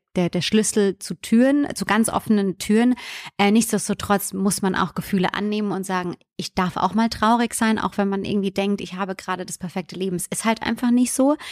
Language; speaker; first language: German; native; German